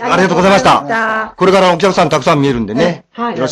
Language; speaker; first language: Japanese; native; Japanese